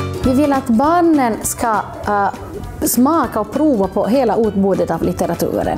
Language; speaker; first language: Swedish; non-native, local second language; Finnish